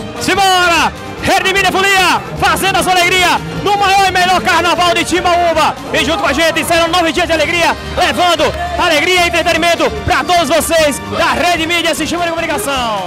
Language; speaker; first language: Portuguese; native; Portuguese